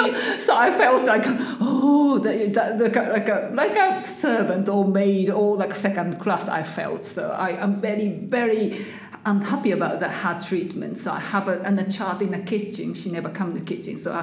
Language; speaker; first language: English; non-native, learner; Japanese